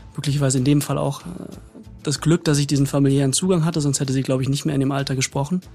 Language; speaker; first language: German; native; German